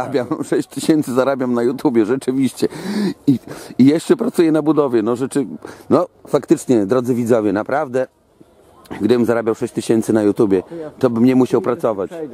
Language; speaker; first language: Polish; native; Polish